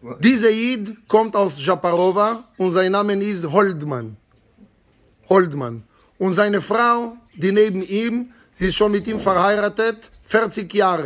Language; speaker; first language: German; non-native, fluent; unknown